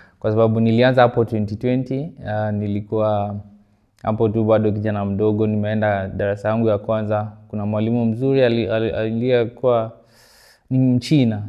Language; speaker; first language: Swahili; native; Swahili